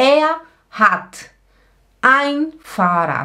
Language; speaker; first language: German; non-native, fluent; Portuguese